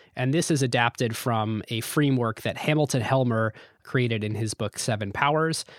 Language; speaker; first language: English; native; English